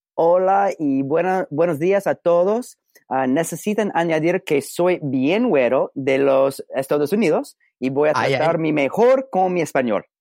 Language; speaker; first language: Spanish; non-native, learner; English